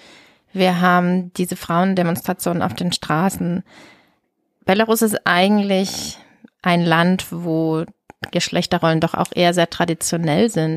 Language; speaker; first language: German; native; German